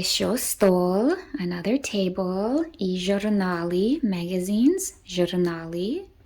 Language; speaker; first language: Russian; early bilingual, heritage; Russian